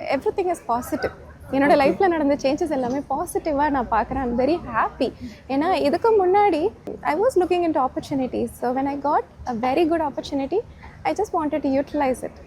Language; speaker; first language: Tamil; early bilingual, heritage; Tamil